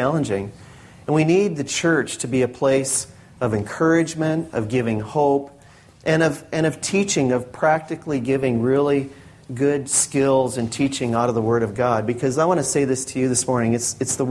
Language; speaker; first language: English; native; English